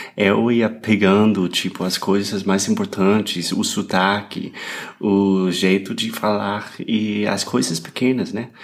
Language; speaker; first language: Portuguese; non-native, fluent; English